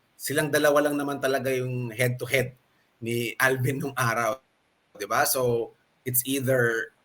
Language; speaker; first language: Filipino; native; Filipino